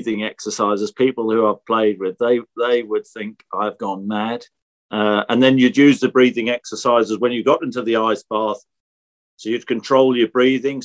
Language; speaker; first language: English; native; English